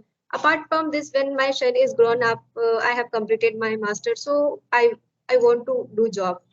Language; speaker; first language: English; non-native, learner; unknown